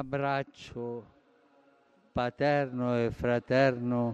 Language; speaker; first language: Italian; non-native, fluent; Spanish